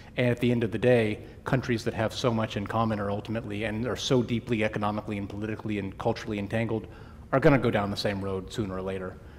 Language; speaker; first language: English; native; English